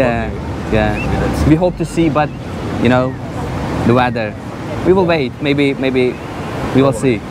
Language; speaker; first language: English; non-native, learner; Turkish